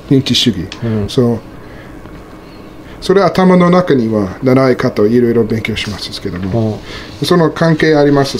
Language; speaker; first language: Japanese; non-native, learner; English